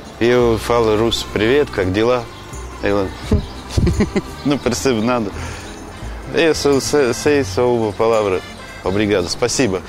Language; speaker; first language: Portuguese; non-native, learner; Russian